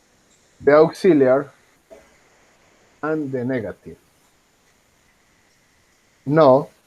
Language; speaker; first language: English; non-native, fluent; Spanish